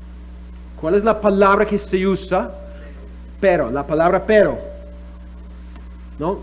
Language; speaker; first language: Spanish; non-native, fluent; English